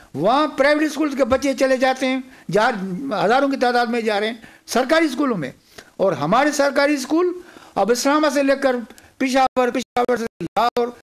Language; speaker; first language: Urdu; non-native, local second language; Sindhi